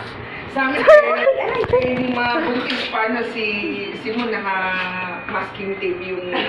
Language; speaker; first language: Filipino; native; Filipino